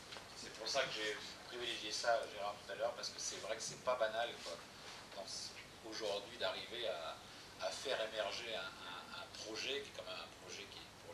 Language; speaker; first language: French; native; French